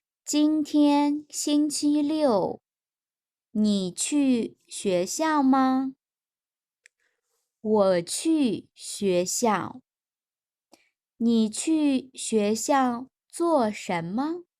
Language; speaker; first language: Chinese; non-native, fluent; Urdu